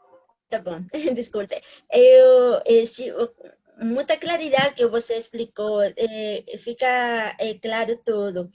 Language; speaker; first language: Portuguese; non-native, learner; Spanish